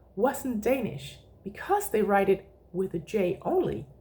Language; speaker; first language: English; non-native, fluent; Danish